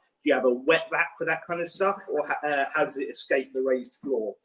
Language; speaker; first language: English; native; English